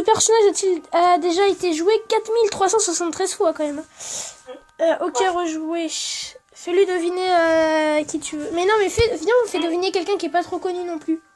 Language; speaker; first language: French; native; French